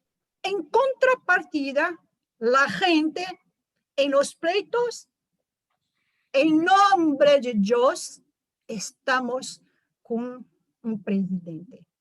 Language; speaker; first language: Spanish; non-native, fluent; Portuguese